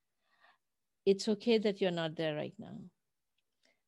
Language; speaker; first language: English; non-native, local second language; Urdu